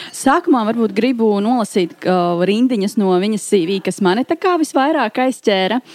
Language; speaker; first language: Latvian; native; Latvian